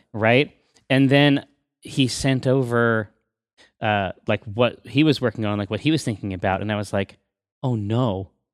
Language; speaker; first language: English; native; English